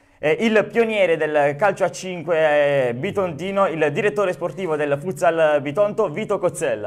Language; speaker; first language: Italian; native; Italian